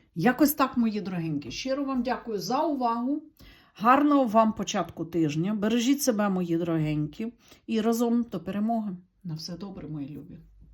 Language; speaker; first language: Ukrainian; non-native, local second language; Russian